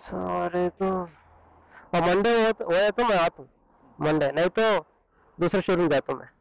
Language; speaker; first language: Hindi; non-native, local second language; Telugu